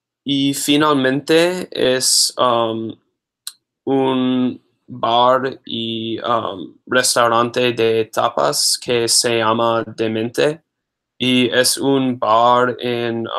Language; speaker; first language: Spanish; non-native, learner; English